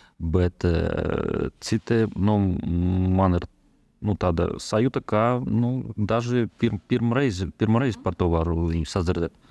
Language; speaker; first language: Latvian; non-native, local second language; Russian